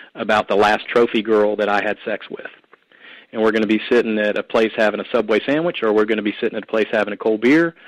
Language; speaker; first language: English; native; English